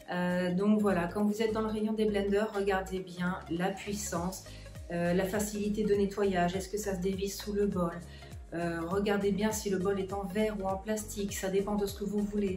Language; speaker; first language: French; native; French